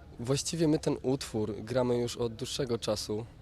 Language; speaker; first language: Polish; native; Polish